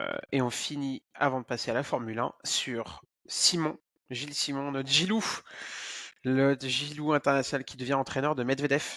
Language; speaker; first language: French; native; French